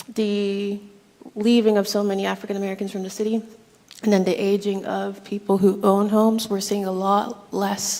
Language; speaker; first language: English; native; English